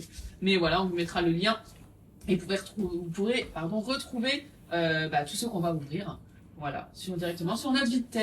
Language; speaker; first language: French; native; French